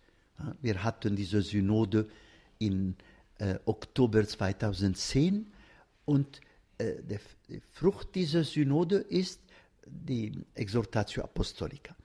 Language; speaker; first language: German; non-native, fluent; Arabic